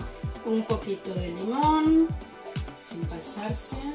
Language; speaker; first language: Spanish; native; Spanish